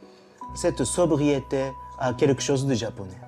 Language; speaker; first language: French; non-native, fluent; Japanese